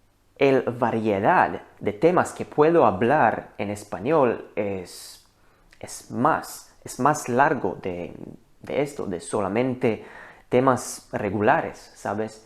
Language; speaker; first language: Spanish; non-native, learner; Hebrew